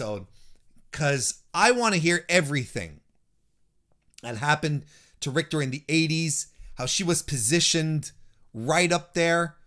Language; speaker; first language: English; native; English